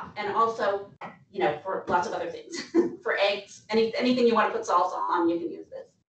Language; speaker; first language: English; native; English